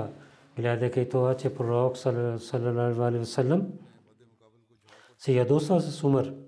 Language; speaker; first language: Bulgarian; non-native, learner; Urdu